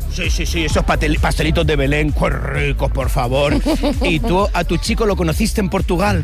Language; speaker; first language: Spanish; native; Spanish